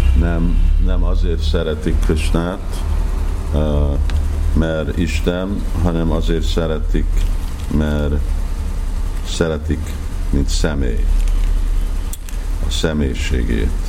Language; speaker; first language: Hungarian; early bilingual, heritage; Hungarian